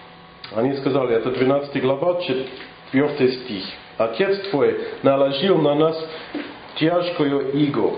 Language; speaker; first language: Russian; non-native, fluent; English